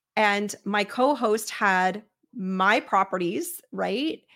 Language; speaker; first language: English; native; English